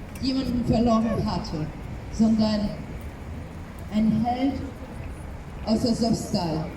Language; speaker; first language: German; non-native, fluent; Ukrainian